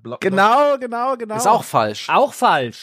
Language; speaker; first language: German; native; German